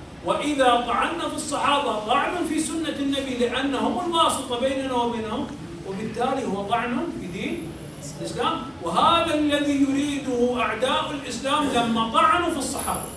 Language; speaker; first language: Arabic; native; Arabic